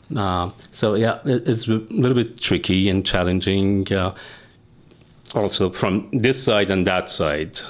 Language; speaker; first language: English; non-native, fluent; Persian